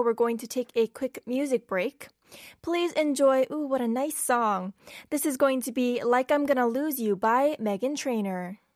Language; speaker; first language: English; non-native, fluent; Korean